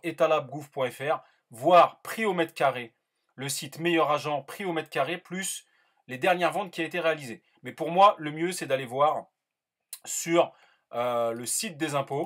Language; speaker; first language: French; native; French